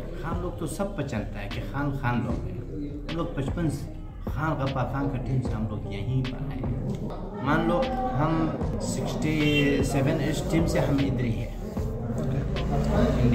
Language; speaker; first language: Hindi; early bilingual, other home language; Pashto